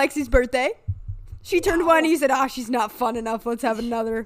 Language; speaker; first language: English; native; English